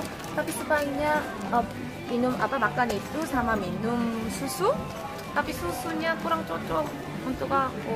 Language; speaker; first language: Indonesian; non-native, fluent; Korean